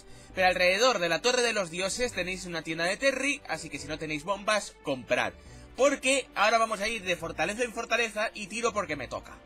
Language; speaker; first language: Spanish; native; Spanish